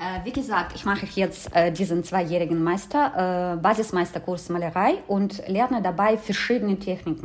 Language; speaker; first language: German; non-native, fluent; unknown